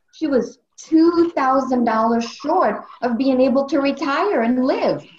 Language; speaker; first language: English; native; English